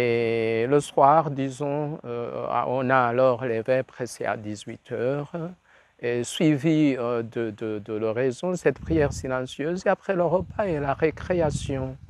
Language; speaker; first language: French; non-native, local second language; Rundi